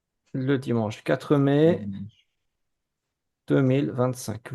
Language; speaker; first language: French; non-native, fluent; Azerbaijani